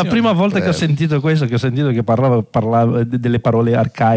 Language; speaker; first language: Italian; non-native, fluent; Portuguese